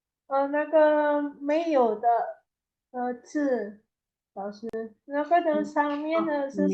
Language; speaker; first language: Chinese; non-native, learner; Romanian